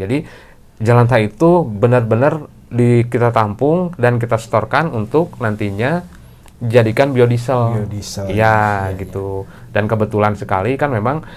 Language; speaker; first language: Indonesian; non-native, local second language; Sundanese